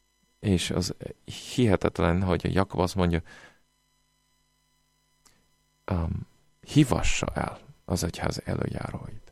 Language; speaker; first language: Hungarian; non-native, fluent; English